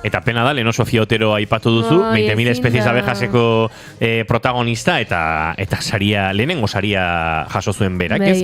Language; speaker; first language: Basque; native; Basque